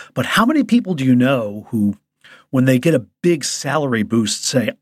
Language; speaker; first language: English; native; English